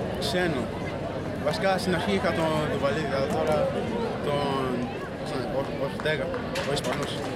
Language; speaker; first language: Greek; early bilingual, other home language; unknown